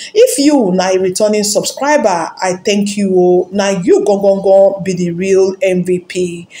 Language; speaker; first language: Nigerian Pidgin; non-native, local second language; Yoruba